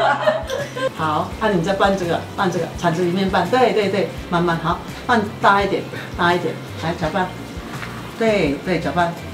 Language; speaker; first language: Chinese; native; Chinese